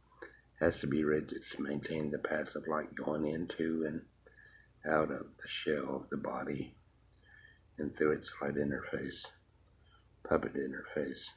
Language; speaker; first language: English; native; English